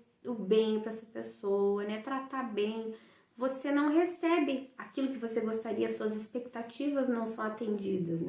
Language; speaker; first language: Portuguese; native; Portuguese